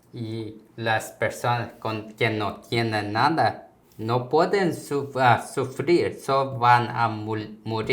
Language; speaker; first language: Spanish; non-native, fluent; Korean